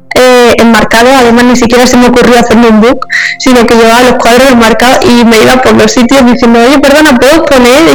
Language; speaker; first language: Spanish; native; Spanish